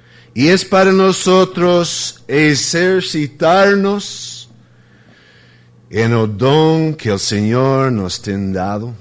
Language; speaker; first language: Spanish; non-native, fluent; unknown